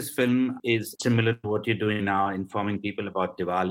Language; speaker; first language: English; non-native, local second language; Hindi